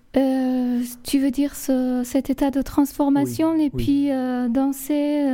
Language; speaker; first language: French; non-native, fluent; Persian